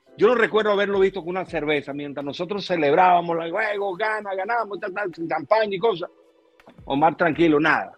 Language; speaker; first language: Spanish; native; Spanish